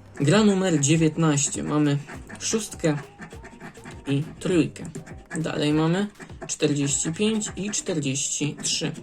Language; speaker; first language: Polish; native; Polish